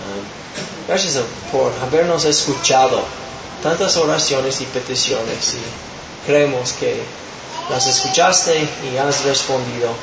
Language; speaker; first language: Spanish; non-native, fluent; English